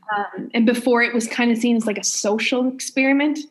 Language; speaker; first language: English; native; English